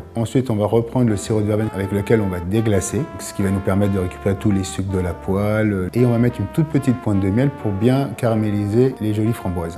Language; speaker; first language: French; native; French